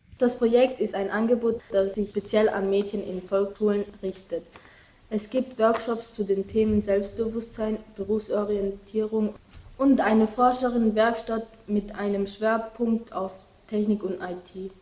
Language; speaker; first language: German; native; German